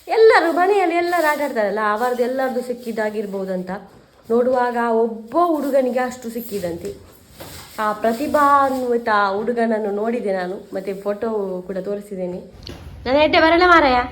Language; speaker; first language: Kannada; non-native, local second language; Tulu